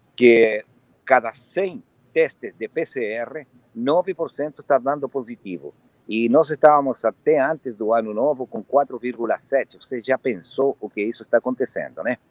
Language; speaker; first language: Portuguese; non-native, fluent; Spanish